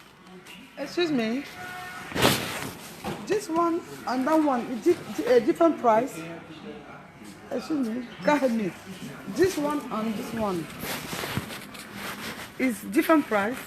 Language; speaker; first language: English; non-native, learner; French